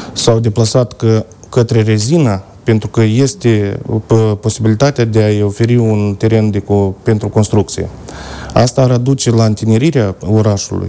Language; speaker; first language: Romanian; native; Romanian